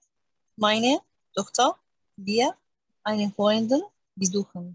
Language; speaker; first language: German; non-native, learner; Arabic